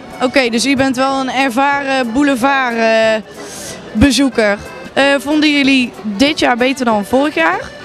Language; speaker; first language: Dutch; native; Dutch